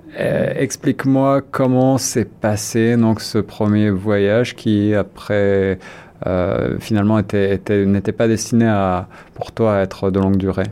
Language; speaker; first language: French; native; French